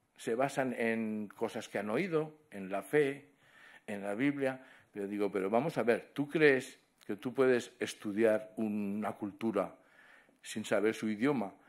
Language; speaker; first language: Spanish; non-native, local second language; Catalan